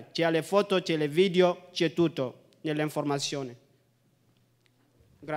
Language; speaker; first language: Italian; non-native, learner; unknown